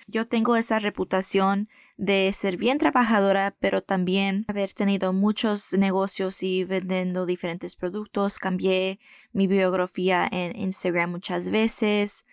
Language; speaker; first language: Spanish; early bilingual, heritage; Spanish